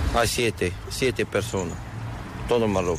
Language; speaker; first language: Spanish; non-native, learner; Arabic